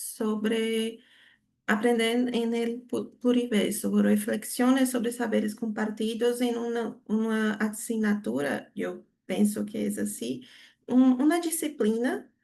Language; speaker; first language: Spanish; non-native, learner; Portuguese